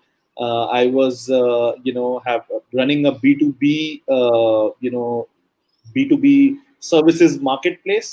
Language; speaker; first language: English; non-native, local second language; Hindi